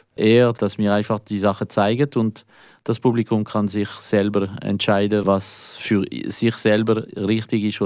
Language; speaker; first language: German; non-native, local second language; French